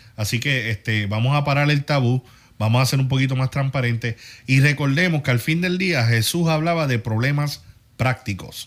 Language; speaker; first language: Spanish; early bilingual, heritage; Spanish